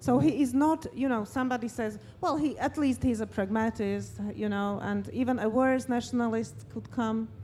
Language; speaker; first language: English; non-native, fluent; Slovak